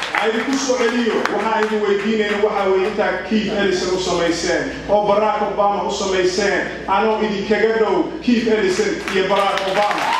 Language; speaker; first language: Somali; early bilingual, heritage; Somali